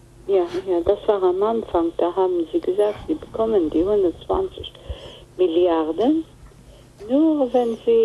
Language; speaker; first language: German; non-native, fluent; Greek